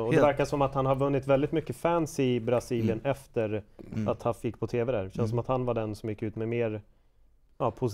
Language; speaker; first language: Swedish; native; Swedish